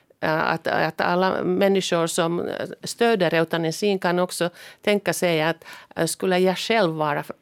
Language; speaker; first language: Swedish; non-native, local second language; Finnish